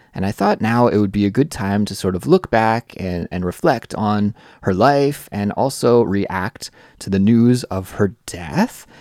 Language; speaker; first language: English; native; English